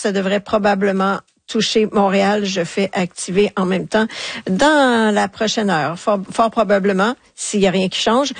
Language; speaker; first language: French; native; French